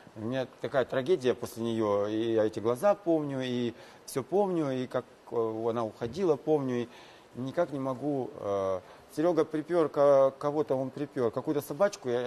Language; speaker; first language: Russian; native; Russian